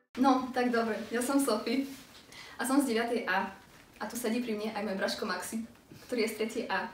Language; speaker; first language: Slovak; early bilingual, other home language; Ukrainian